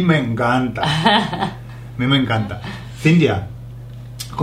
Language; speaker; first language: Spanish; non-native, fluent; English